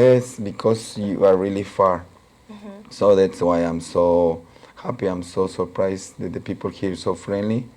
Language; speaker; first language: English; non-native, local second language; Spanish